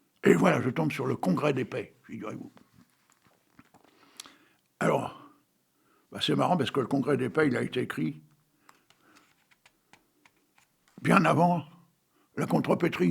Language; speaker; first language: French; native; French